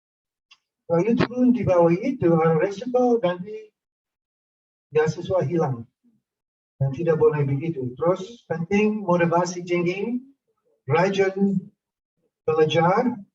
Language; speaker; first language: Indonesian; non-native, fluent; English